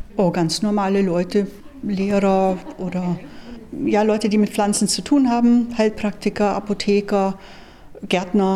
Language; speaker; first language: German; native; German